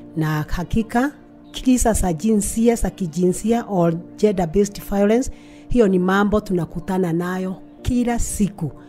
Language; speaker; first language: Swahili; non-native, local second language; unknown